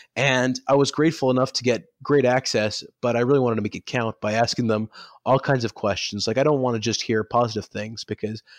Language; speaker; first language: English; native; English